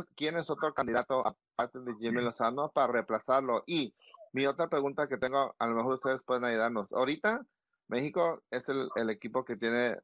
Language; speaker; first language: Spanish; early bilingual, heritage; Spanish